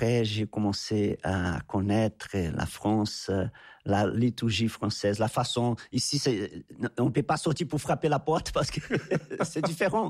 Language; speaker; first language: French; non-native, fluent; Portuguese